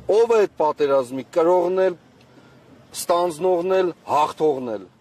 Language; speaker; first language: Armenian; native; Armenian